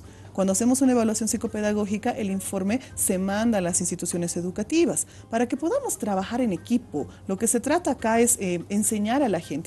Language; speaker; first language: Spanish; native; Spanish